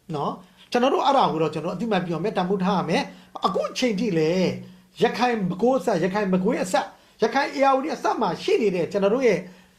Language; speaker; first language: Burmese; native; Burmese